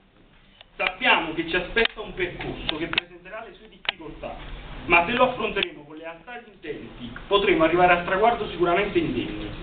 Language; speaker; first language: Italian; native; Italian